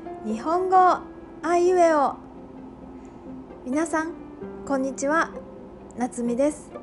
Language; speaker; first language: Japanese; non-native, learner; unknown